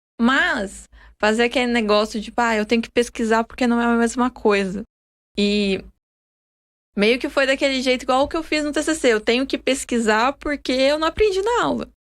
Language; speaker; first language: Portuguese; native; Portuguese